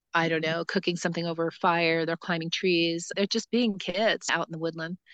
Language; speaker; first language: English; native; English